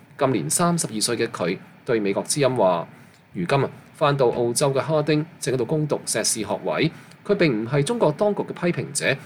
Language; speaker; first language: Chinese; non-native, local second language; Cantonese